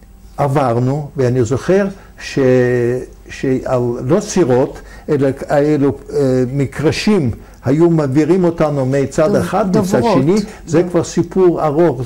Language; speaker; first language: Hebrew; non-native, fluent; Yiddish